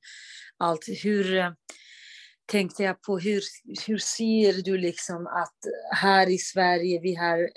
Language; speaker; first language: Swedish; non-native, fluent; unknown